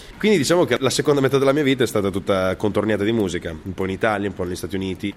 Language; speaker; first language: Italian; native; Italian